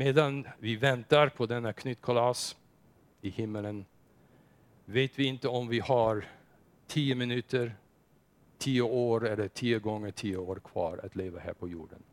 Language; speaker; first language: Swedish; non-native, fluent; English